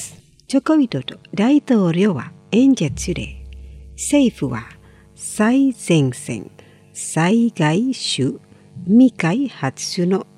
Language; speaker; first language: Japanese; non-native, fluent; Indonesian